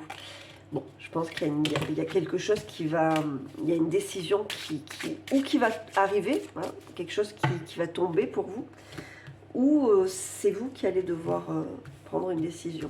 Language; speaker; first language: French; native; French